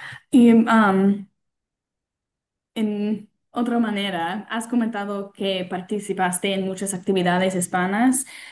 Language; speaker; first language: Spanish; non-native, learner; English